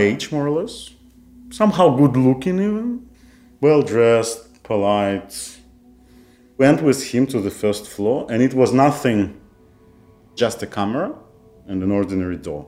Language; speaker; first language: English; non-native, fluent; Kazakh